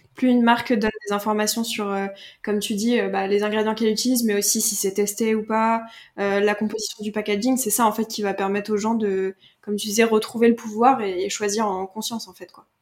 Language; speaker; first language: French; native; French